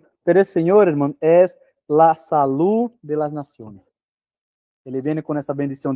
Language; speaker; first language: Spanish; non-native, fluent; Portuguese